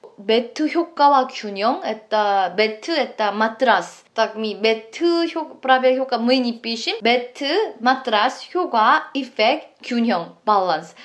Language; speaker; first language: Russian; non-native, fluent; Korean